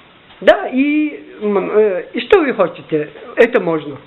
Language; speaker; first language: Russian; non-native, learner; Mongolian